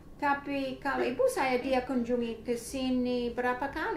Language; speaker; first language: Indonesian; non-native, fluent; English